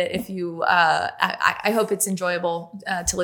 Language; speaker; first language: English; non-native, fluent; French